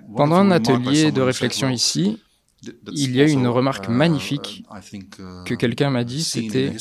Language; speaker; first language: French; non-native, fluent; Dutch